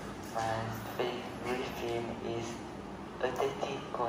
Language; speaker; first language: English; non-native, learner; Vietnamese